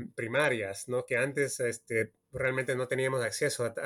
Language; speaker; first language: Spanish; early bilingual, heritage; Spanish